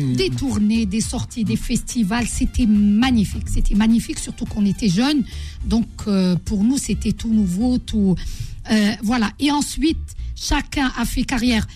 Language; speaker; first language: French; non-native, local second language; Arabic